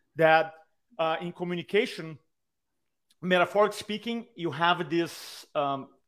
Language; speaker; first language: English; non-native, fluent; Portuguese